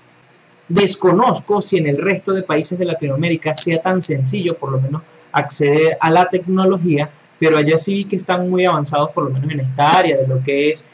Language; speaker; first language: Spanish; native; Spanish